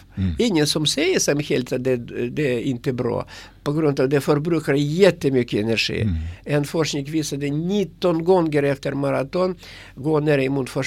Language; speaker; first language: Swedish; non-native, fluent; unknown